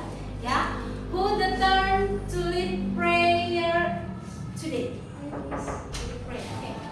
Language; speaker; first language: English; non-native, learner; Indonesian